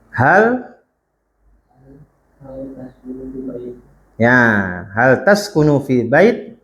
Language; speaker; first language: Arabic; non-native, fluent; Indonesian